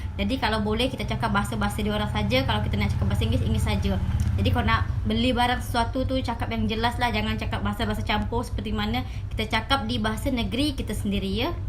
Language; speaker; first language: Malay; early bilingual, other home language; Indonesian